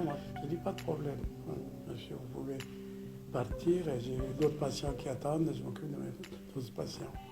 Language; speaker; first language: French; non-native, fluent; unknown